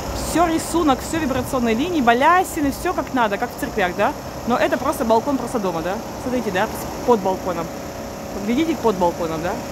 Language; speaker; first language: Russian; native; Russian